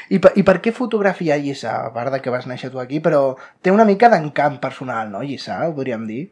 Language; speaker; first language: Catalan; non-native, local second language; Spanish